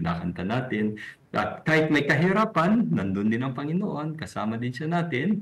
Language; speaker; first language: Filipino; native; Filipino